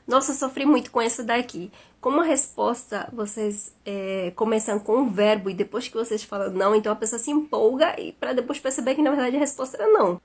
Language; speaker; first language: Portuguese; non-native, fluent; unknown